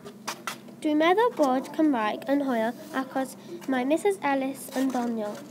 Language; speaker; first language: Welsh; non-native, learner; English